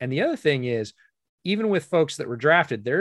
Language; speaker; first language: English; native; English